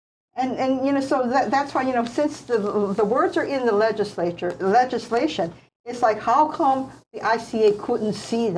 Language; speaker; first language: English; native; English